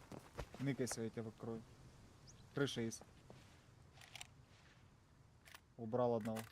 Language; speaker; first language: Russian; native; Russian